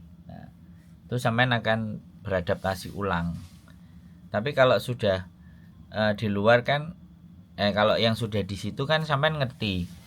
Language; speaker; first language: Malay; non-native, local second language; Javanese